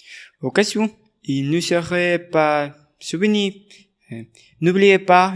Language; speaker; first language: French; non-native, learner; Spanish